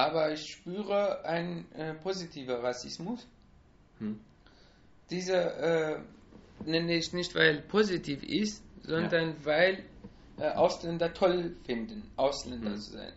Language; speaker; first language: German; non-native, learner; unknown